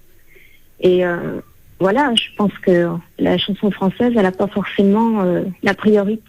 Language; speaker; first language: French; native; French